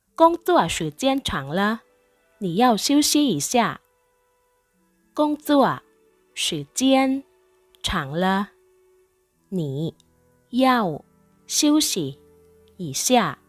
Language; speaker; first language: Chinese; non-native, fluent; Thai